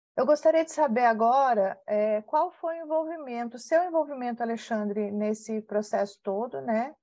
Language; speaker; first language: Portuguese; native; Portuguese